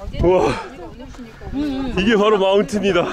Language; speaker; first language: Korean; native; Korean